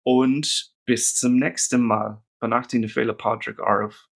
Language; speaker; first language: German; non-native, fluent; English